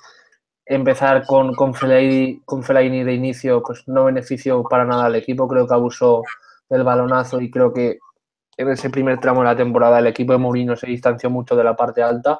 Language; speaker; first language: Spanish; native; Spanish